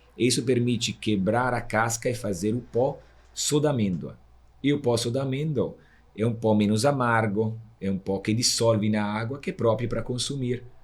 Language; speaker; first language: Portuguese; non-native, fluent; Italian